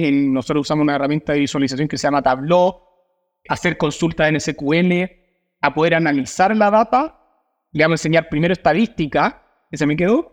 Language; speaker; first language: Spanish; native; Spanish